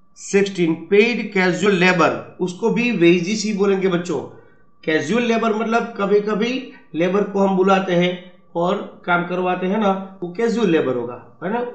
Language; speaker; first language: Hindi; non-native, local second language; Gujarati